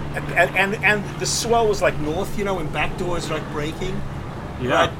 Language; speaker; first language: English; native; English